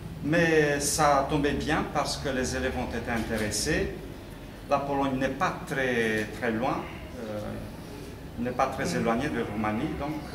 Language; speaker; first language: French; non-native, fluent; Romanian